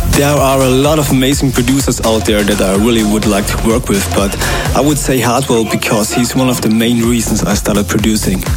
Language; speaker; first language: English; non-native, fluent; German